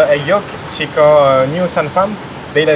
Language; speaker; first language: Vietnamese; non-native, learner; French